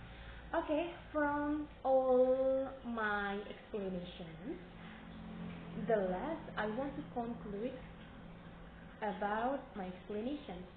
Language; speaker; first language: English; non-native, learner; Indonesian